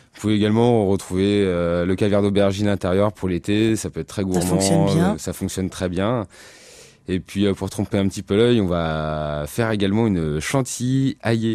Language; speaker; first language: French; native; French